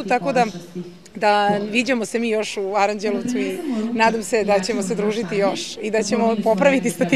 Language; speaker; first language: Serbian; native; Serbian